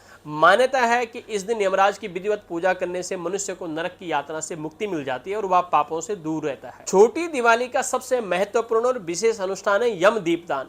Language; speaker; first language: Hindi; native; Hindi